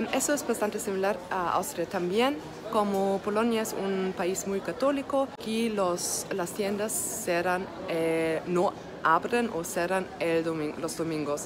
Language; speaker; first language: Spanish; non-native, learner; German